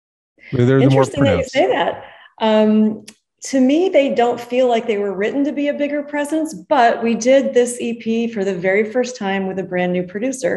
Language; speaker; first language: English; native; English